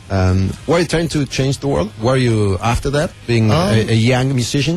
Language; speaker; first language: English; non-native, fluent; Spanish